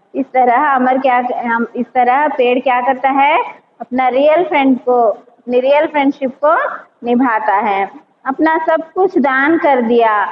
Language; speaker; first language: Hindi; non-native, local second language; Telugu